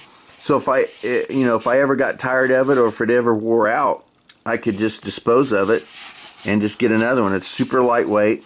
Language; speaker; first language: English; native; English